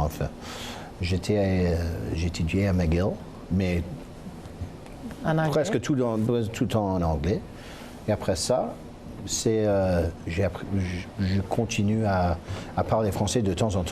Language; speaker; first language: French; non-native, local second language; English